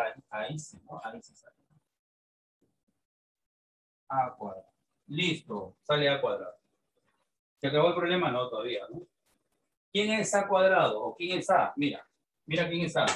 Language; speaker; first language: Spanish; native; Spanish